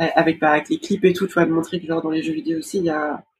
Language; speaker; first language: French; native; French